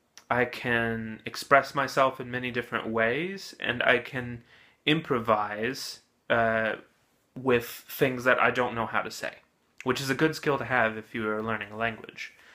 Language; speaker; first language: English; native; English